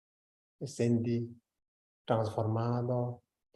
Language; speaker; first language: Spanish; non-native, learner; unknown